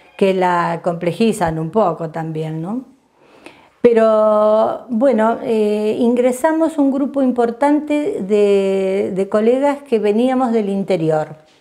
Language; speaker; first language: Spanish; native; Spanish